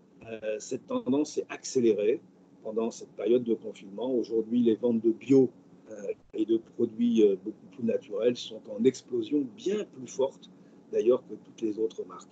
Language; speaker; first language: French; native; French